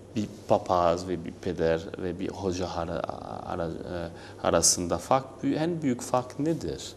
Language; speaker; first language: Turkish; non-native, learner; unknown